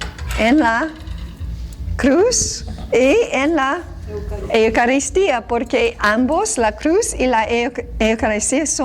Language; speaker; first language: Spanish; non-native, fluent; English